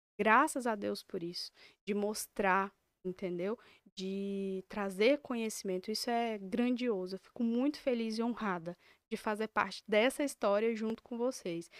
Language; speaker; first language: Portuguese; native; Portuguese